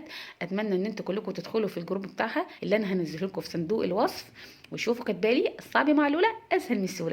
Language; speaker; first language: Arabic; native; Arabic